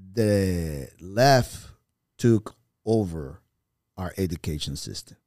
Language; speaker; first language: English; non-native, fluent; Spanish